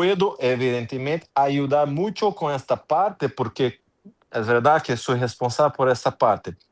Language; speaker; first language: Spanish; non-native, fluent; Portuguese